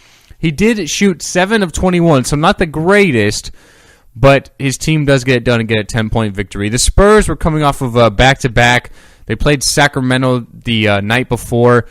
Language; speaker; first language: English; native; English